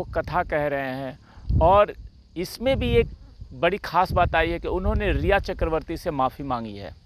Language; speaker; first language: Hindi; native; Hindi